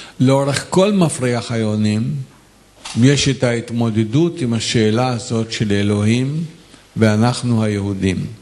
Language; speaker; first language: Hebrew; non-native, fluent; Arabic